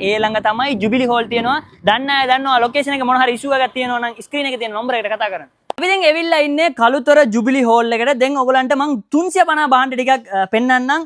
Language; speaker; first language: Sinhala; non-native, local second language; Tamil